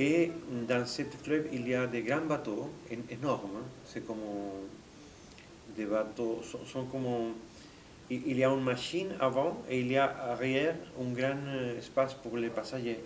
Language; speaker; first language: French; non-native, fluent; Spanish